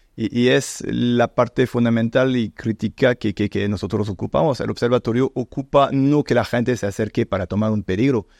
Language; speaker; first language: Spanish; non-native, fluent; French